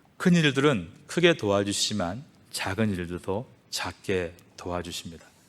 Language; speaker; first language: Korean; native; Korean